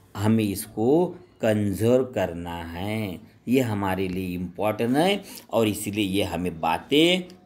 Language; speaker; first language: Hindi; non-native, local second language; Marathi